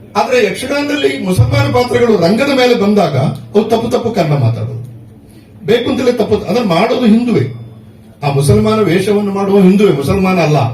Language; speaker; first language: Kannada; non-native, local second language; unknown